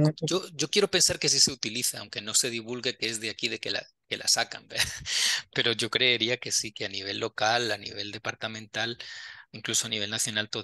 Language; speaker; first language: Spanish; native; Spanish